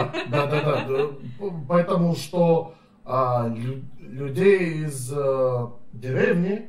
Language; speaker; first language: Russian; non-native, learner; Serbian